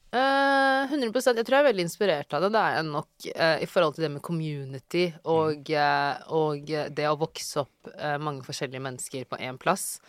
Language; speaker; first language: Norwegian; native; Norwegian